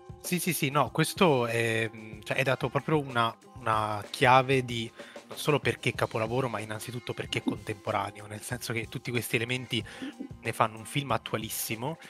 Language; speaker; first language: Italian; native; Italian